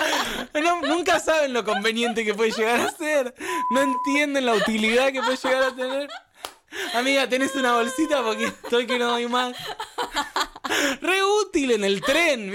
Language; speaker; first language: Spanish; native; Spanish